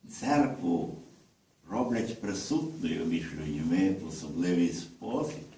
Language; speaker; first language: Ukrainian; early bilingual, heritage; Ukrainian